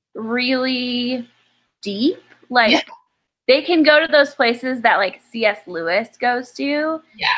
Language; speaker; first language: English; native; English